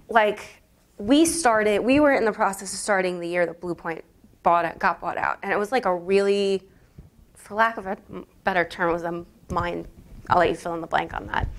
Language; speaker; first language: English; native; English